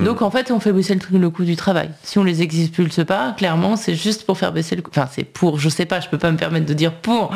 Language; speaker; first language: French; native; French